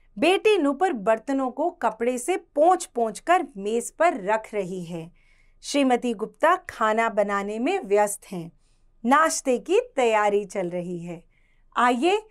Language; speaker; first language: Hindi; native; Hindi